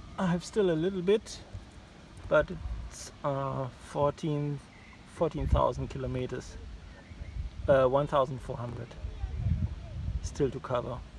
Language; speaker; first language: English; non-native, fluent; German